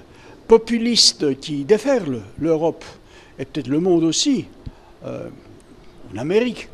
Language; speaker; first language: French; non-native, fluent; Greek